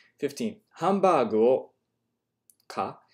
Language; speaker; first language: Japanese; non-native, learner; English